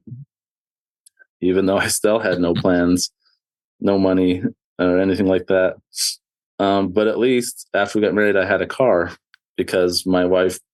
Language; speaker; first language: English; native; English